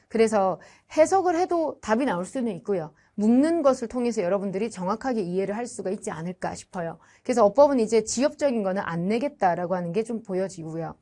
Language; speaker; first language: Korean; native; Korean